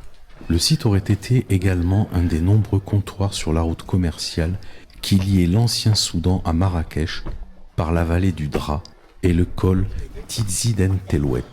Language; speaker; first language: French; native; French